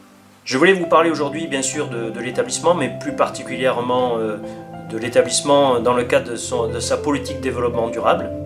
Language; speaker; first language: French; native; French